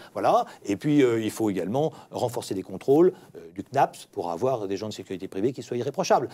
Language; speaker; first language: French; native; French